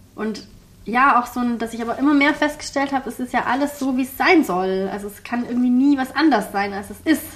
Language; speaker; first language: German; early bilingual, heritage; German